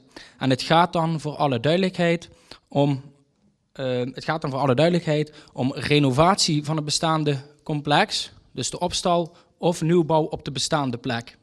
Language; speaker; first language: Dutch; native; Dutch